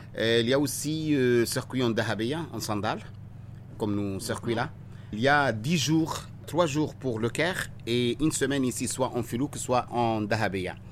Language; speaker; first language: French; non-native, fluent; Arabic